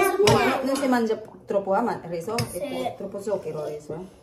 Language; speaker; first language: Italian; non-native, learner; Filipino